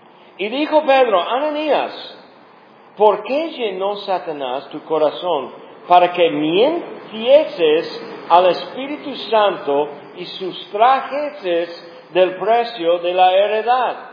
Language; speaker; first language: Spanish; non-native, fluent; English